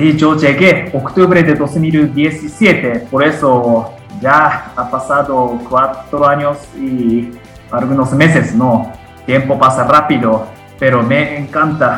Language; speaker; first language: Spanish; non-native, fluent; Japanese